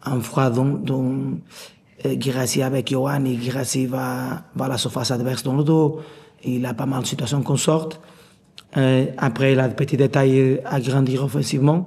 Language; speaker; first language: French; non-native, learner; Portuguese